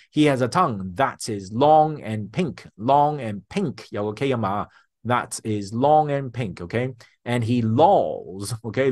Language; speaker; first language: English; non-native, local second language; Cantonese